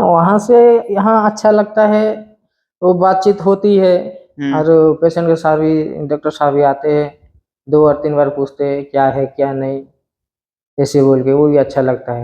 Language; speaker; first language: Hindi; non-native, local second language; Odia